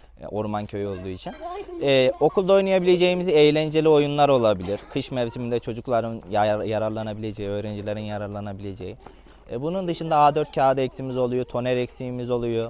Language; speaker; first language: Turkish; native; Turkish